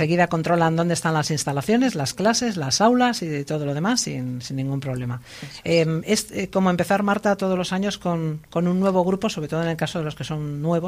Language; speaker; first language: Spanish; native; Spanish